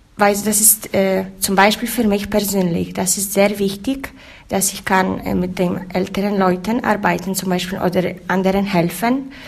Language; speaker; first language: German; non-native, learner; Polish